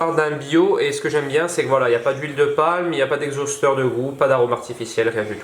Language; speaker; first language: French; native; French